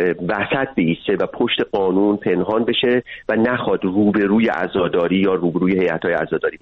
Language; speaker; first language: Persian; native; Persian